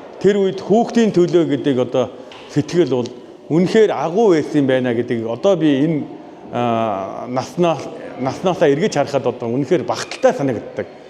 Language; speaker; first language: Mongolian; native; Mongolian